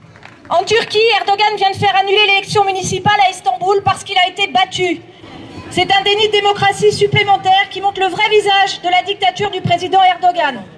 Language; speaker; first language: French; native; French